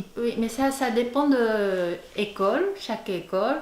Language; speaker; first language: French; non-native, fluent; Japanese